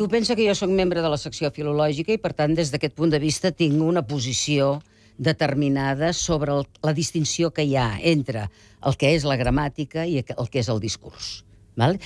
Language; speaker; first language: Catalan; native; Catalan